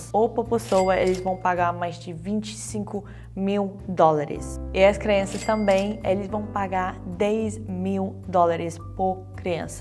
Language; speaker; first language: Portuguese; non-native, fluent; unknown